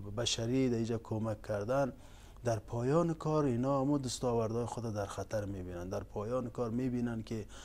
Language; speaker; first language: Persian; non-native, local second language; Uzbek